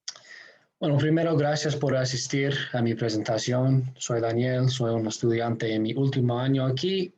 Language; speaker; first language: Spanish; non-native, fluent; English